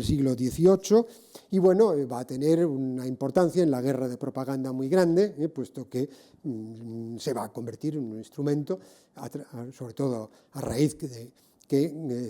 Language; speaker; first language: Spanish; native; Spanish